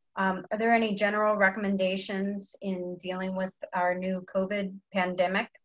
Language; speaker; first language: English; native; English